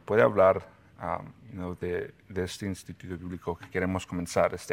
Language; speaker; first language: Spanish; early bilingual, heritage; Spanish